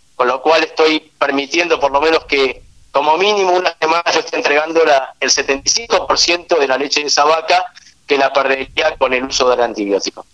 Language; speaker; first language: Spanish; native; Spanish